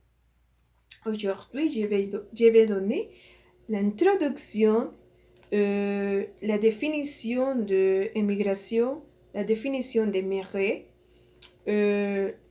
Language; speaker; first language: French; non-native, learner; Spanish